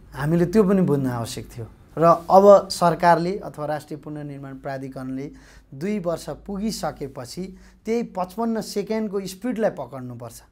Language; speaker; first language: Nepali; native; Nepali